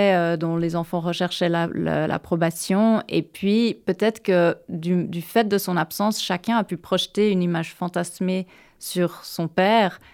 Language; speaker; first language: French; native; French